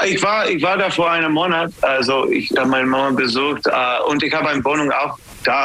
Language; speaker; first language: German; non-native, learner; English